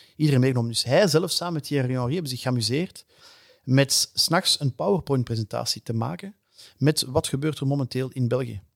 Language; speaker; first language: Dutch; non-native, local second language; French